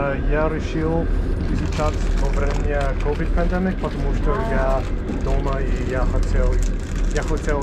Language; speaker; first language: Russian; non-native, learner; English